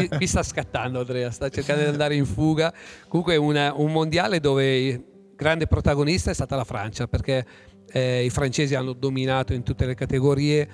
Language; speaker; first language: Italian; native; Italian